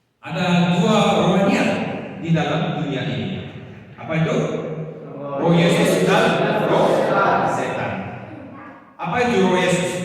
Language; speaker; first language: Indonesian; non-native, fluent; Korean